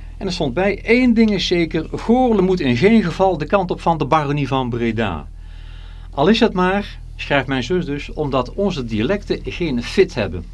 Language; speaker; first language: Dutch; native; Dutch